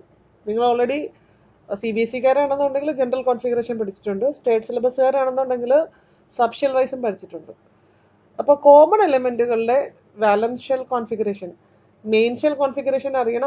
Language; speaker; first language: Malayalam; native; Malayalam